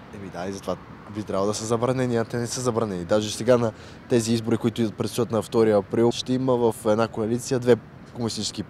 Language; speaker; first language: Bulgarian; native; Bulgarian